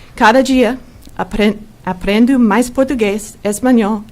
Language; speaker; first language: Portuguese; non-native, learner; English